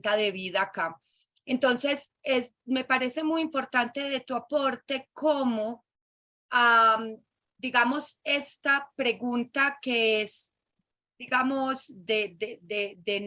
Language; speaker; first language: Spanish; native; Spanish